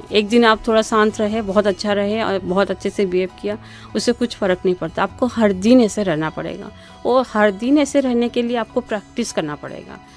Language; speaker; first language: Hindi; non-native, local second language; Odia